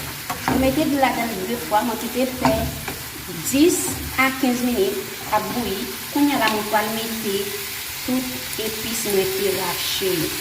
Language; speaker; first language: French; early bilingual, heritage; Haitian Creole